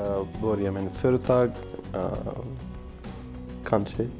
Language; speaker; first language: Swedish; non-native, learner; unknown